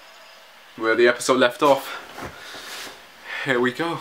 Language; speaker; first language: English; native; English